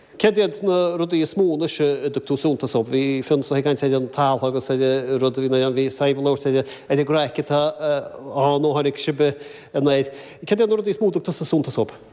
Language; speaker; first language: Irish; native; Irish